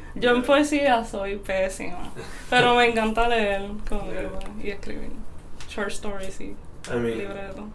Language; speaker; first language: Spanish; native; Spanish